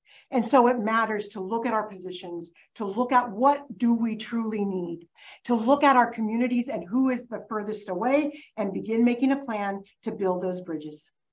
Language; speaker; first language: English; early bilingual, other home language; Spanish